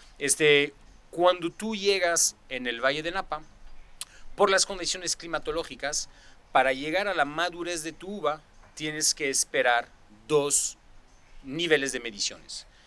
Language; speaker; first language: Spanish; non-native, fluent; French